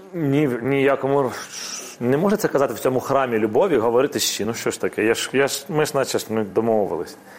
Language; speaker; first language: Ukrainian; non-native, local second language; Russian